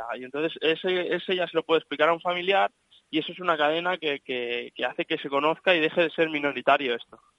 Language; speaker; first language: Spanish; native; Spanish